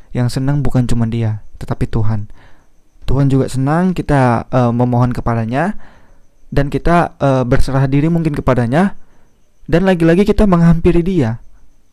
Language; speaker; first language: Indonesian; native; Indonesian